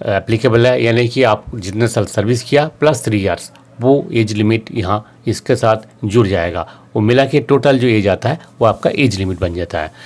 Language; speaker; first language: Hindi; native; Hindi